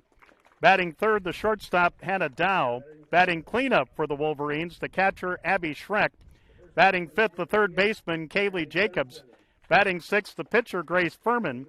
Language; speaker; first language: English; native; English